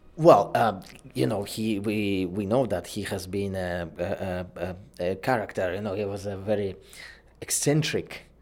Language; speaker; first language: English; non-native, fluent; Russian